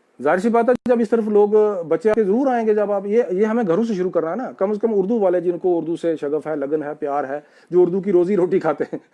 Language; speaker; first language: Urdu; non-native, local second language; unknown